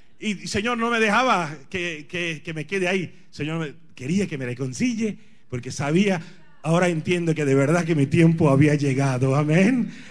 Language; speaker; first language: Spanish; non-native, fluent; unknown